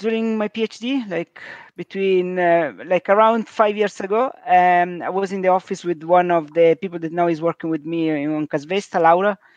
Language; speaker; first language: English; non-native, fluent; Italian